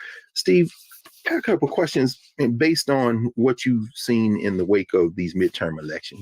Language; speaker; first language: English; native; English